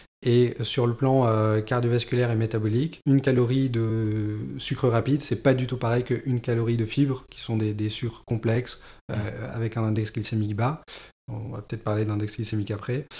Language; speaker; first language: French; native; French